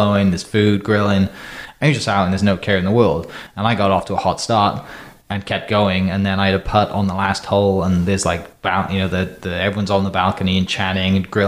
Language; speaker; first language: English; native; English